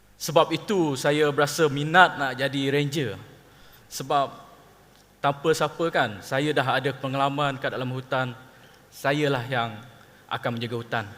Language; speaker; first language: Malay; non-native, local second language; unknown